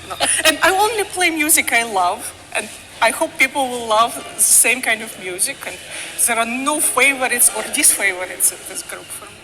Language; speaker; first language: English; non-native, fluent; Russian